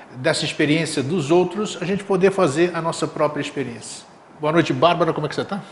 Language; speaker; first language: Portuguese; non-native, fluent; Greek